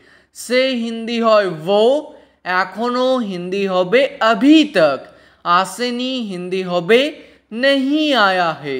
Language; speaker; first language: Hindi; non-native, local second language; Bangla